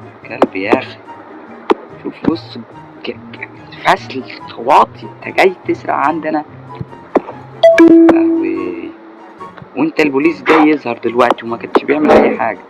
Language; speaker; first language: Arabic; native; Arabic